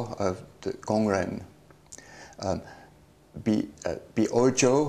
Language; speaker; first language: Chinese; non-native, learner; English